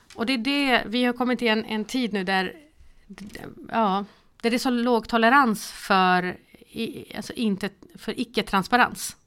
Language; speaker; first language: Swedish; early bilingual, other home language; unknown